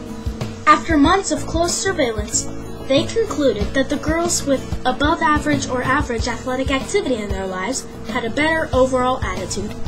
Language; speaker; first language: English; native; English